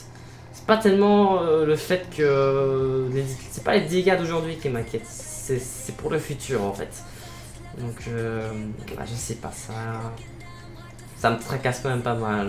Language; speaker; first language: French; native; French